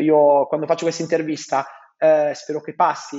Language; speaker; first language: Italian; native; Italian